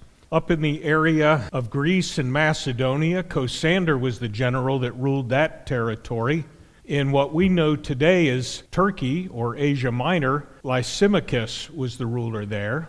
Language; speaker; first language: English; native; English